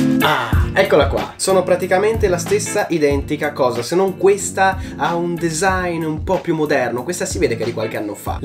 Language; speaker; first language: Italian; native; Italian